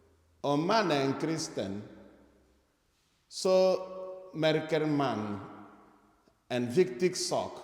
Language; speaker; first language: Swedish; non-native, fluent; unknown